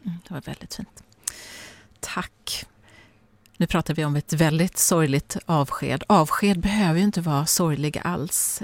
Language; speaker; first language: Swedish; native; Swedish